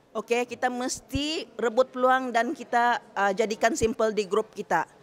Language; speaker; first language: Malay; native; Malay